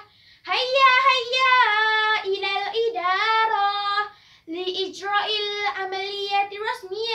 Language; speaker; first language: Arabic; non-native, learner; Malay